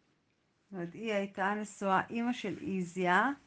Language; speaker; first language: Hebrew; native; Hebrew